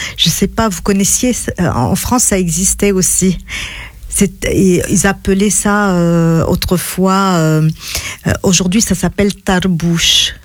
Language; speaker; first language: French; non-native, local second language; Arabic